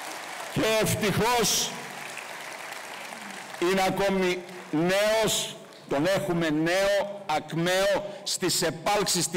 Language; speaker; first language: Greek; native; Greek